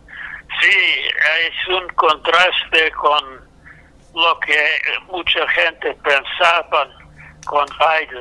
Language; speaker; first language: Spanish; non-native, fluent; English